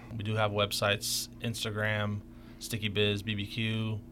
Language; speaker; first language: English; native; English